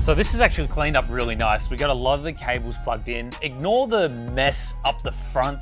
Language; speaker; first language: English; native; English